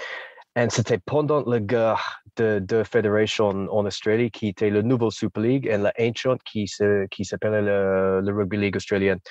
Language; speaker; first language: French; non-native, fluent; English